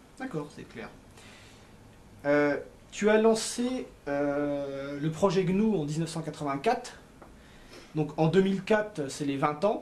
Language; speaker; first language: French; native; French